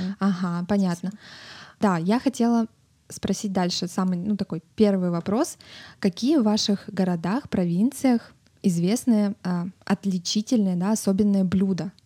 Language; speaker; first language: Russian; native; Russian